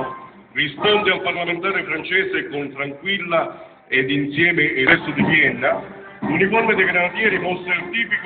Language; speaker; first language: Italian; native; Italian